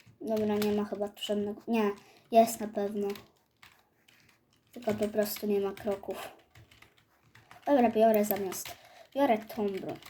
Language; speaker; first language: Polish; native; Polish